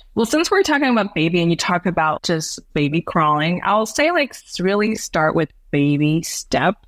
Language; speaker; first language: English; non-native, local second language; Cantonese